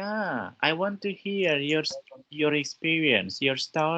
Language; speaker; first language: English; non-native, fluent; Indonesian